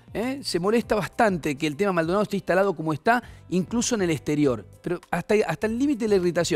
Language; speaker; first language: Spanish; native; Spanish